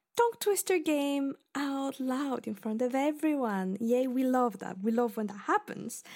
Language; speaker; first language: English; non-native, fluent; Bulgarian